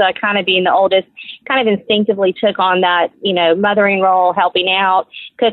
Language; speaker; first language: English; native; English